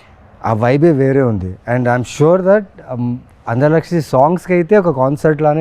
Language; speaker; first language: Telugu; native; Telugu